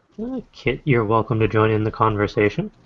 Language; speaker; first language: English; native; English